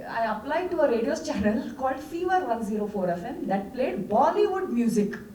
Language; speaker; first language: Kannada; non-native, local second language; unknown